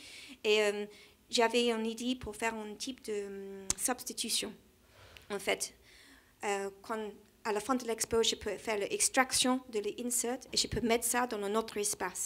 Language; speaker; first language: French; non-native, learner; English